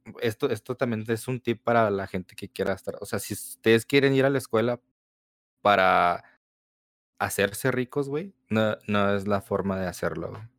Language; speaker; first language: Spanish; early bilingual, heritage; Spanish